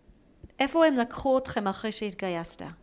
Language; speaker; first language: Hebrew; native; Hebrew